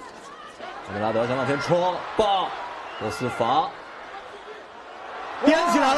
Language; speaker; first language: Chinese; native; Chinese